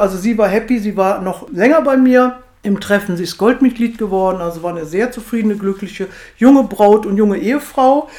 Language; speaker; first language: German; native; German